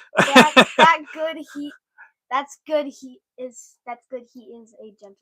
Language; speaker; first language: English; native; English